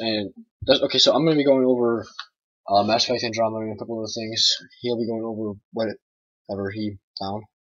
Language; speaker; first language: English; native; English